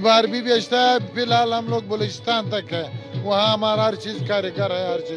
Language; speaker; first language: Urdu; non-native, local second language; Pashto